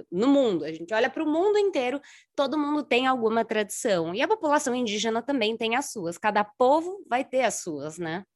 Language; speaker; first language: Portuguese; native; Portuguese